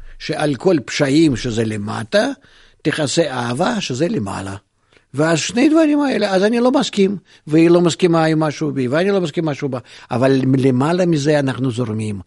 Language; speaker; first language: Hebrew; non-native, fluent; Russian